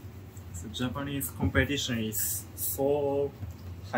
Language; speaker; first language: English; non-native, learner; Japanese